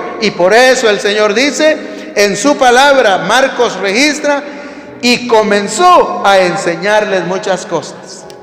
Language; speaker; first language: Spanish; native; Spanish